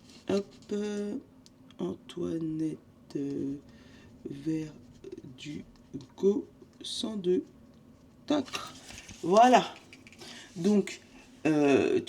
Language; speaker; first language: French; native; French